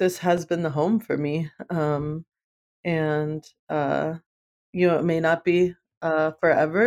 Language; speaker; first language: English; native; English